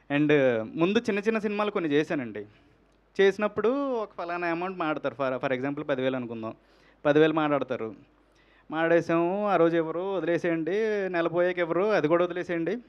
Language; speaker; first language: Telugu; native; Telugu